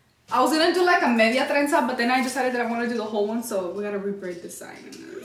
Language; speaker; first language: English; early bilingual, other home language; Spanish